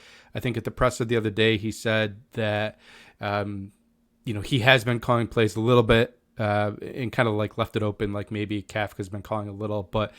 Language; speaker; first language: English; native; English